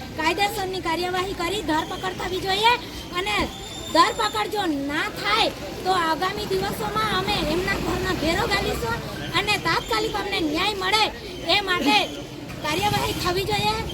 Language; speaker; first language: Gujarati; non-native, local second language; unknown